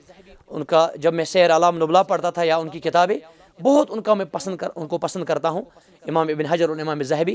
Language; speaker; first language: Hindi; non-native, local second language; Kashmiri